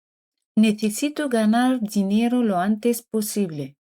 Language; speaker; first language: Spanish; non-native, fluent; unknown